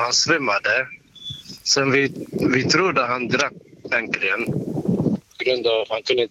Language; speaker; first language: Swedish; non-native, learner; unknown